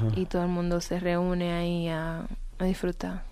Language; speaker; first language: Spanish; native; Spanish